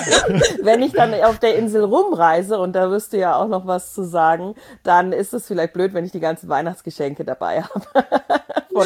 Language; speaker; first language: German; native; German